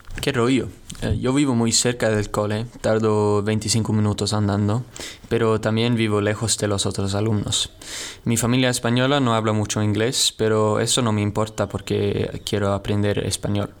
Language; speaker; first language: Spanish; non-native, learner; Swedish